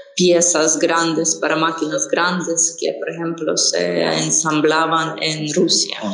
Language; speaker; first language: Spanish; non-native, fluent; Ukrainian